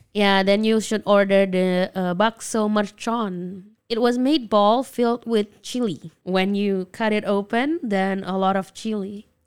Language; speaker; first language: English; non-native, fluent; Indonesian